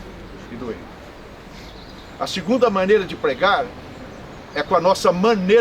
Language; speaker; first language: Portuguese; native; Portuguese